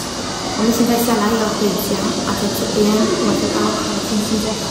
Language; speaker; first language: Chinese; non-native, learner; Ukrainian